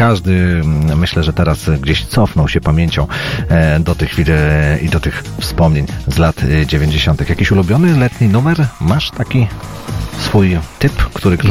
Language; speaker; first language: Polish; native; Polish